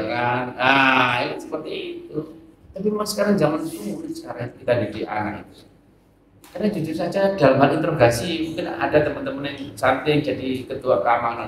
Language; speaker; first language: Indonesian; native; Indonesian